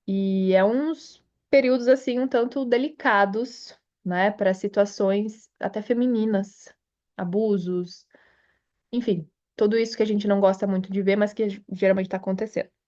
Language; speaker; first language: Portuguese; native; Portuguese